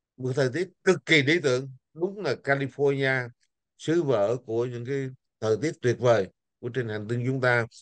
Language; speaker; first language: Vietnamese; native; Vietnamese